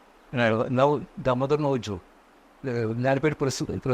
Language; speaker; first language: English; non-native, local second language; Konkani